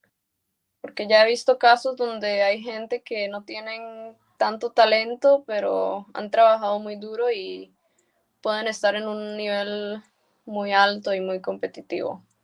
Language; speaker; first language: Spanish; early bilingual, heritage; Spanish